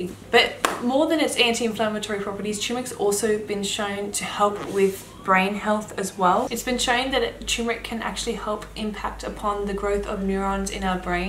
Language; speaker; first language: English; native; English